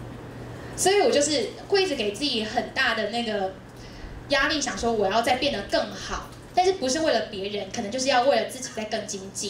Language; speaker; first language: Chinese; native; Chinese